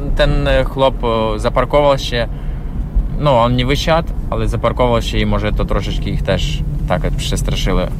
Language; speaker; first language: Polish; non-native, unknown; Ukrainian